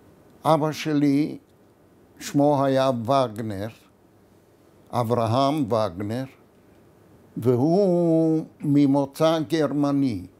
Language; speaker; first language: Hebrew; non-native, fluent; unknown